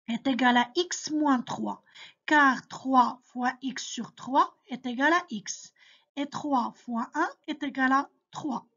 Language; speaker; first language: French; non-native, local second language; Arabic